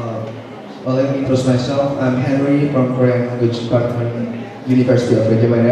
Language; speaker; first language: English; non-native, learner; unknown